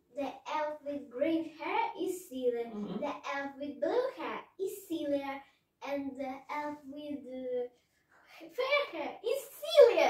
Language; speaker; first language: English; non-native, learner; Russian